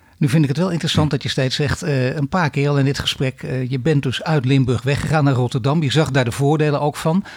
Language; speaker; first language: Dutch; native; Dutch